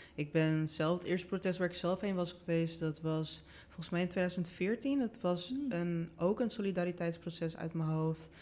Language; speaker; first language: Dutch; native; Dutch